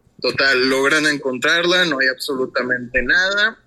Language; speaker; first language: Spanish; native; Spanish